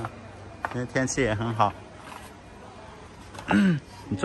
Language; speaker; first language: Chinese; non-native, fluent; Vietnamese